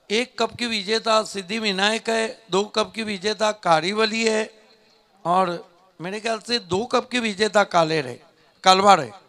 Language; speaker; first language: Hindi; non-native, local second language; Marathi